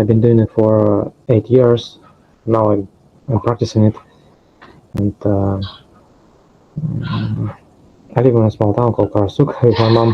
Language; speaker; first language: English; non-native, fluent; Russian